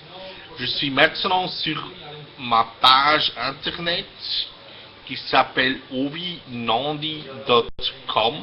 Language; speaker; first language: French; non-native, fluent; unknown